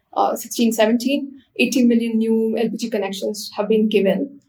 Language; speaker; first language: English; non-native, local second language; Hindi